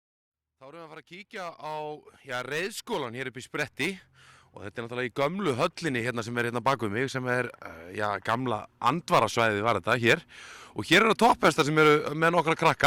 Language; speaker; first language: Icelandic; native; Icelandic